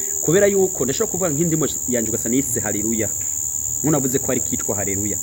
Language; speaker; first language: Rundi; native; Rundi